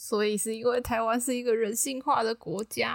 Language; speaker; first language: Chinese; native; Chinese